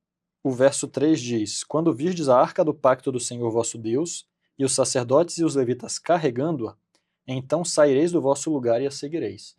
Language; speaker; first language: Portuguese; native; Portuguese